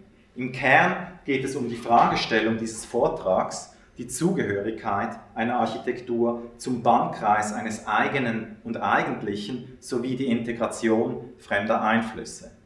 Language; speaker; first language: German; native; German